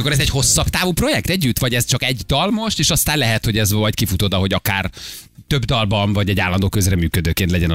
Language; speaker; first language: Hungarian; native; Hungarian